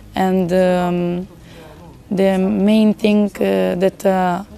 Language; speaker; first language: English; non-native, fluent; Italian